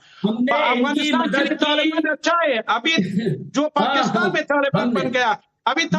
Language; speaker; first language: Hindi; non-native, fluent; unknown